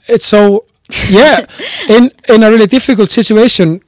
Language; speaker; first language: English; non-native, fluent; Icelandic